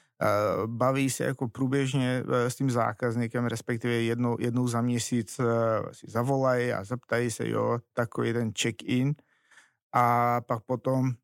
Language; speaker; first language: Czech; non-native, fluent; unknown